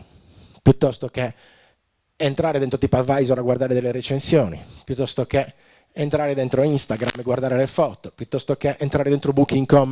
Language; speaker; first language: Italian; native; Italian